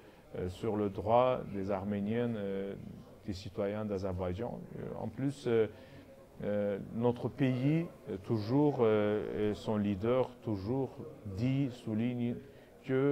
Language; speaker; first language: French; non-native, learner; Azerbaijani